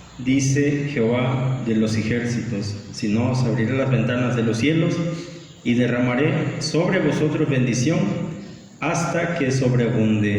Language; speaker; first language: Spanish; native; Spanish